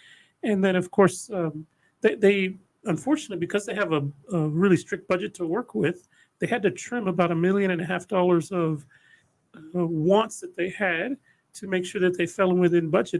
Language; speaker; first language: English; native; English